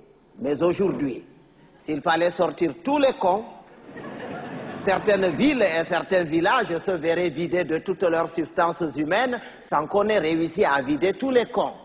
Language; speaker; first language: French; non-native, local second language; Fula